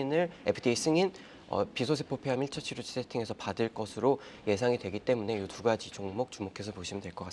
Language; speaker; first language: Korean; native; Korean